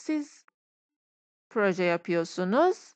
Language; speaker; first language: Turkish; non-native, fluent; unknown